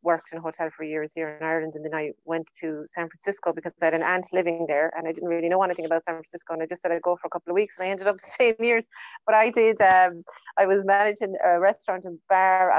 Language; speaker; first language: English; native; English